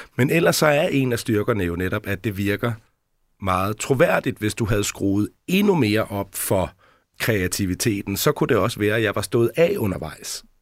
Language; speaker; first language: Danish; native; Danish